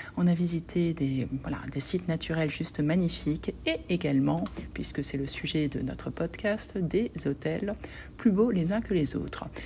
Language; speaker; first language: French; native; French